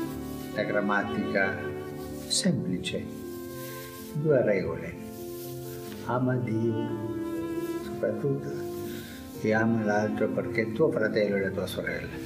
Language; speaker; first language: Italian; non-native, fluent; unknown